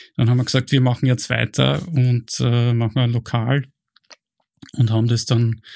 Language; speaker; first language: German; native; German